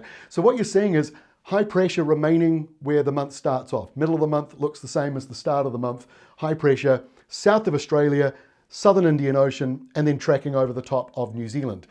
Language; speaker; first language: English; native; English